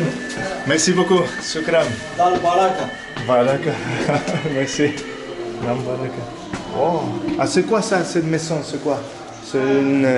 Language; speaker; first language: French; non-native, learner; Spanish